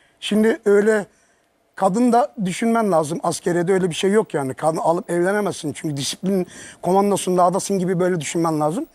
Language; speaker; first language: Turkish; early bilingual, heritage; Turkish